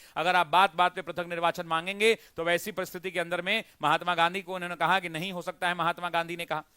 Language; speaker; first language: Hindi; native; Hindi